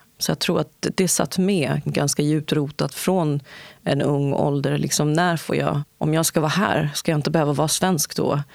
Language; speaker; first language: Swedish; early bilingual, other home language; Kurdish